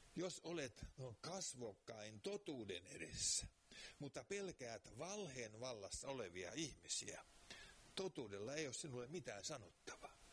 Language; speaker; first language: Finnish; native; Finnish